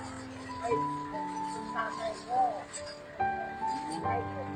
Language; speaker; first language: Filipino; non-native, local second language; Cebuano